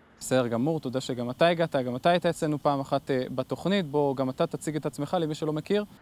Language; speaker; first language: Hebrew; native; Hebrew